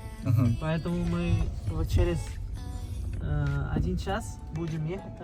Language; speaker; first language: Russian; non-native, learner; Uzbek